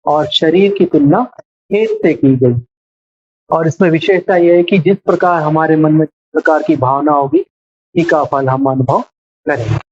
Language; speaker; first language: Hindi; non-native, local second language; Telugu